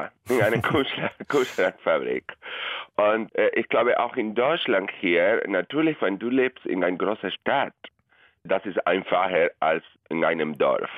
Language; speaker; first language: German; non-native, fluent; Spanish